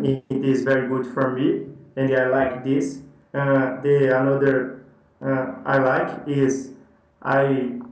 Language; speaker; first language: English; non-native, learner; Portuguese